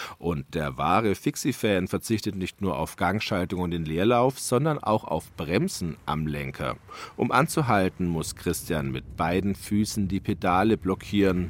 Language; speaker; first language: German; native; German